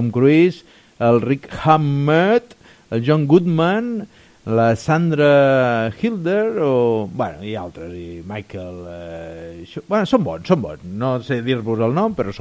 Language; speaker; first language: Catalan; native; Catalan